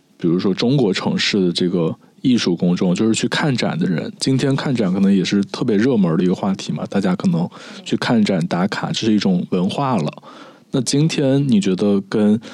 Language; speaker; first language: Chinese; native; Chinese